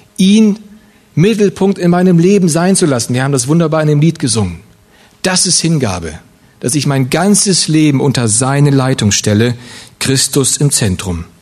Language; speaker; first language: German; early bilingual, other home language; Russian